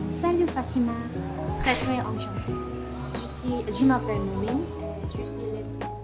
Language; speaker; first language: French; non-native, learner; Korean